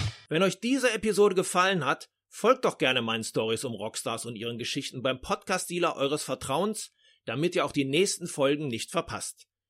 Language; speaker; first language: German; native; German